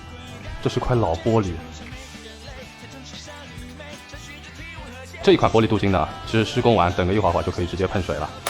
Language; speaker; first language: Chinese; native; Chinese